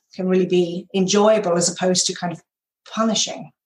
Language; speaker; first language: English; native; English